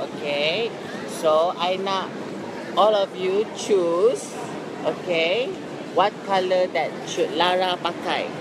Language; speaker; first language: English; non-native, local second language; Malay